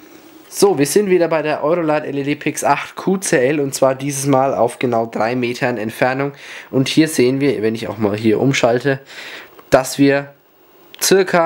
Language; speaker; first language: German; native; German